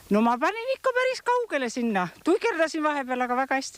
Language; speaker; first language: Estonian; native; Estonian